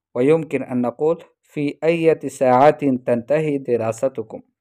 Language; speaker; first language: Arabic; non-native, fluent; Urdu